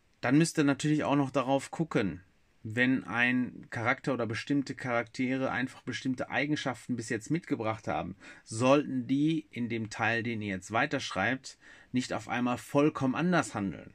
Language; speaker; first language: German; native; German